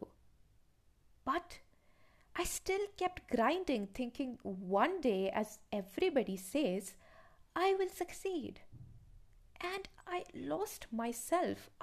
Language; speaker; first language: English; non-native, local second language; Hindi